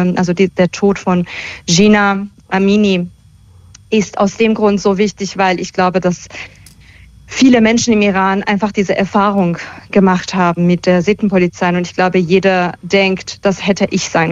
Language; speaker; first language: German; early bilingual, other home language; Persian